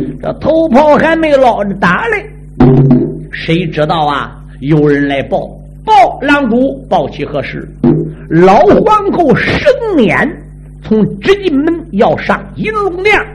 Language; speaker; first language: Chinese; native; Chinese